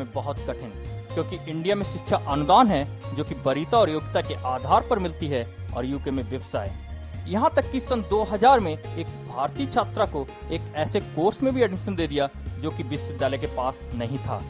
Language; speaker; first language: Hindi; native; Hindi